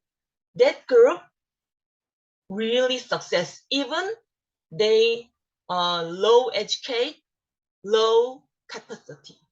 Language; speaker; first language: English; non-native, learner; Korean